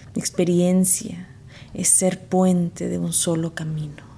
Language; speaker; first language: Spanish; native; Spanish